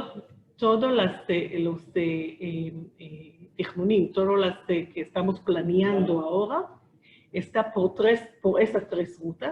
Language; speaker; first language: Spanish; non-native, fluent; Hebrew